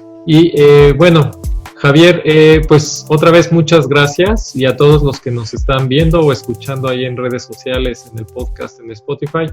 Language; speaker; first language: Spanish; native; Spanish